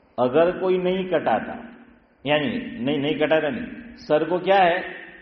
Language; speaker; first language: Urdu; non-native, local second language; Gujarati